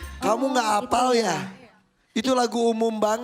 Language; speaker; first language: Indonesian; native; Indonesian